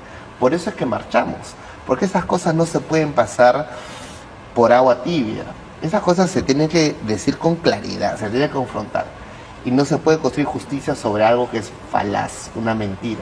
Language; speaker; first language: Spanish; native; Spanish